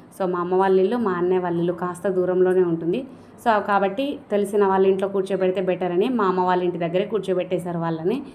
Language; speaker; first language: Telugu; non-native, local second language; Lambadi